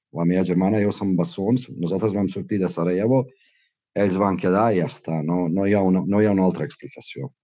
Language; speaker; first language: Catalan; non-native, fluent; Bosnian